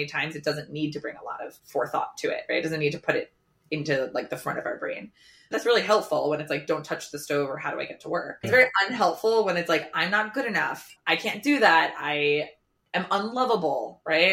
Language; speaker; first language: English; native; English